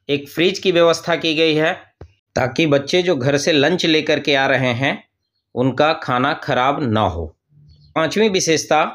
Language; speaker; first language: Hindi; native; Hindi